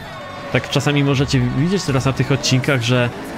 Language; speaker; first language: Polish; native; Polish